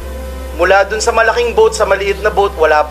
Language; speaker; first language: Filipino; native; Filipino